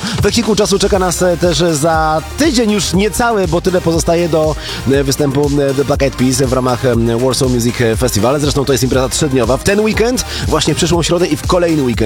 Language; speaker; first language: Polish; native; Polish